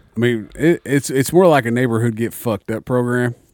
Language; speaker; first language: English; native; English